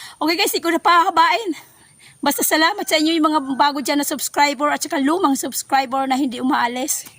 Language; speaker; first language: Filipino; non-native, local second language; Waray